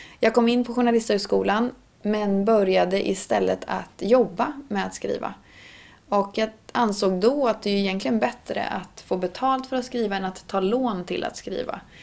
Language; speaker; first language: Swedish; native; Swedish